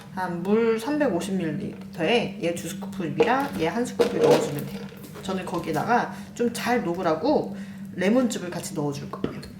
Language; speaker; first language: Korean; native; Korean